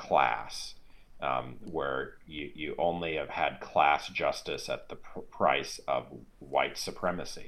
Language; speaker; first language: English; native; English